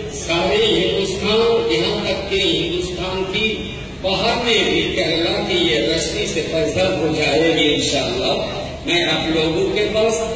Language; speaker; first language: Urdu; non-native, local second language; Bangla